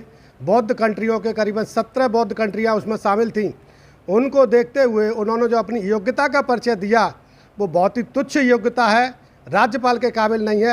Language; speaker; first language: Hindi; native; Hindi